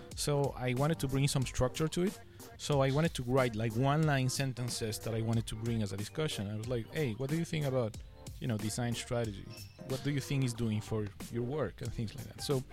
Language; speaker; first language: English; non-native, fluent; Spanish